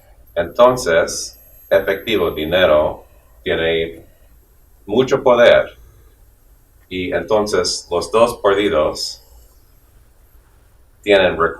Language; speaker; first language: Spanish; non-native, fluent; English